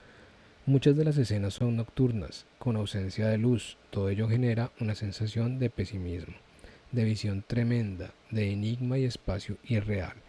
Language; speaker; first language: Spanish; native; Spanish